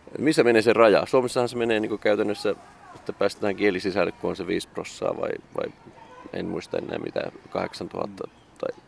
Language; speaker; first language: Finnish; native; Finnish